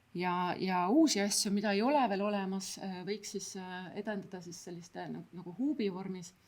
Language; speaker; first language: Estonian; native; Estonian